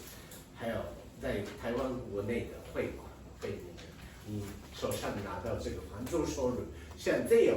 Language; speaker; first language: Chinese; non-native, fluent; Japanese